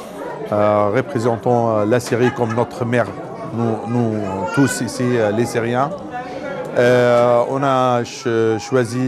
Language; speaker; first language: French; non-native, learner; Arabic